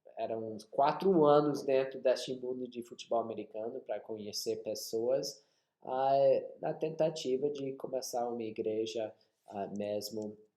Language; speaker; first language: Portuguese; non-native, fluent; English